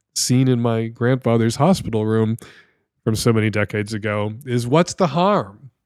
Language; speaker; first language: English; native; English